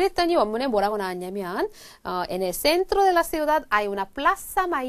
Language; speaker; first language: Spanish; non-native, fluent; Korean